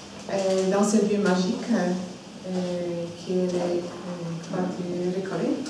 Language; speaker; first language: French; non-native, fluent; Polish